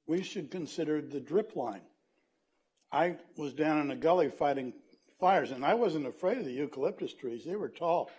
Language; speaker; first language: English; native; English